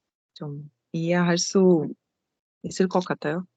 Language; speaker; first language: Korean; non-native, learner; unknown